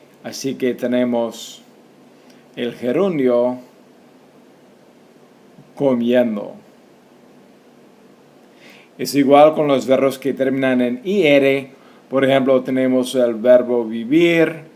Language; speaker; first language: Spanish; non-native, fluent; English